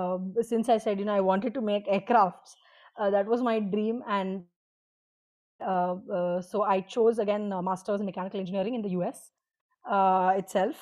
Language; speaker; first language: English; non-native, local second language; Marathi